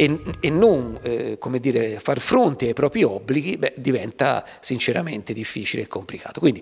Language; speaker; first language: Italian; native; Italian